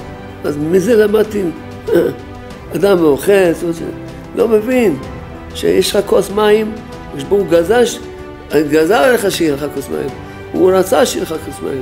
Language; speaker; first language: Hebrew; non-native, fluent; French